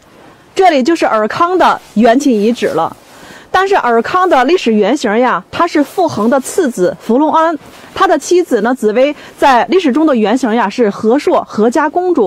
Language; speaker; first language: Chinese; native; Chinese